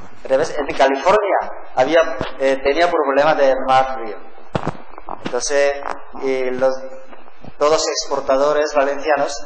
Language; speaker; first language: Spanish; non-native, learner; Korean